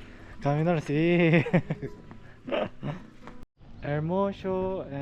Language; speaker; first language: Spanish; non-native, learner; Korean